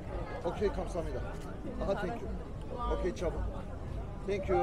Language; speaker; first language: Korean; non-native, learner; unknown